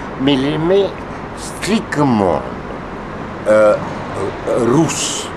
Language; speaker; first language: French; non-native, learner; Russian